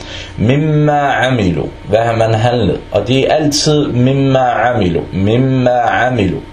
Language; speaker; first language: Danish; early bilingual, other home language; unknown